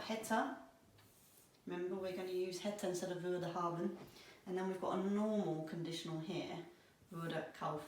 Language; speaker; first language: German; non-native, fluent; English